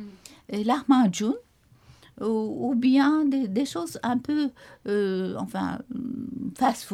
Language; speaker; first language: French; non-native, fluent; Turkish